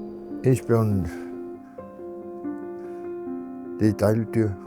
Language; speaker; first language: Danish; non-native, local second language; Kalaallisut